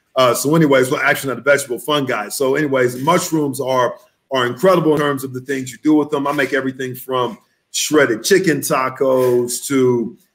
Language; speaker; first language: English; native; English